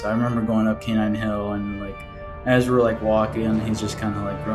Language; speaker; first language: English; early bilingual, other home language; Spanish